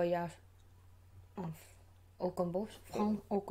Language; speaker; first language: French; non-native, learner; Khmer